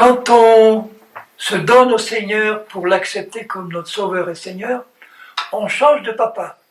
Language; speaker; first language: French; native; French